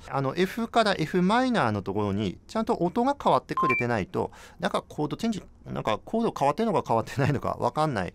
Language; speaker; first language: Japanese; native; Japanese